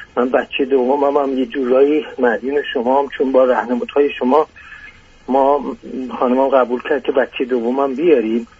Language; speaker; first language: Persian; non-native, local second language; Azerbaijani